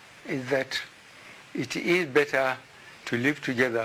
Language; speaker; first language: English; non-native, local second language; Hausa